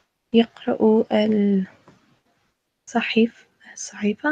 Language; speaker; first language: Arabic; non-native, learner; English